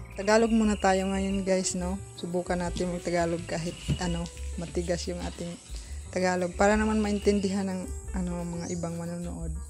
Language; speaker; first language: Filipino; non-native, local second language; Surigaonon